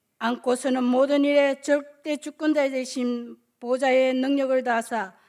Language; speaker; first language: Korean; native; Korean